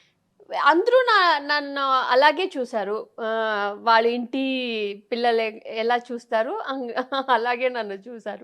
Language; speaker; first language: Telugu; non-native, local second language; Tamil